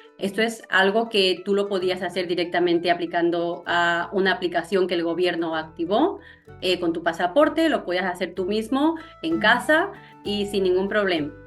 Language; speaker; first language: Spanish; native; Spanish